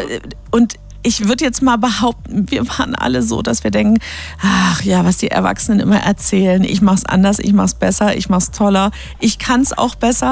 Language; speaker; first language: German; native; German